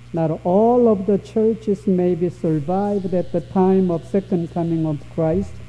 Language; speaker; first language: English; non-native, fluent; Korean